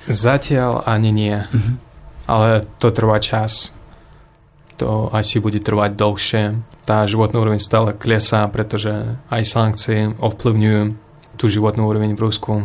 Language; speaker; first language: Slovak; non-native, fluent; Russian